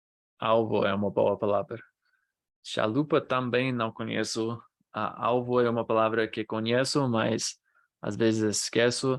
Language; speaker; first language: Portuguese; non-native, fluent; English